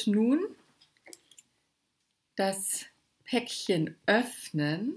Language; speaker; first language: German; native; German